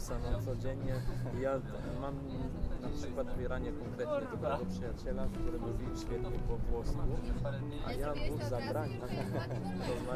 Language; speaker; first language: Polish; non-native, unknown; Italian